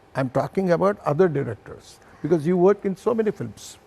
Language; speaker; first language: English; non-native, local second language; Marathi